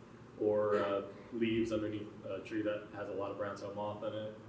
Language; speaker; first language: English; native; English